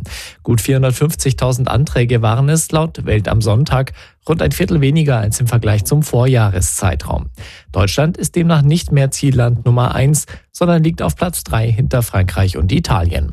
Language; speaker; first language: German; native; German